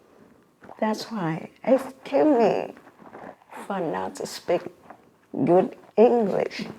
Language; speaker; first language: English; non-native, learner; Vietnamese